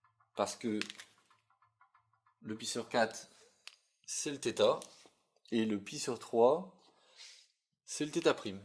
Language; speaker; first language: French; native; French